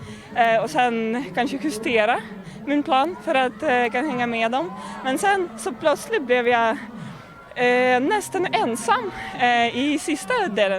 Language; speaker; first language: Swedish; non-native, fluent; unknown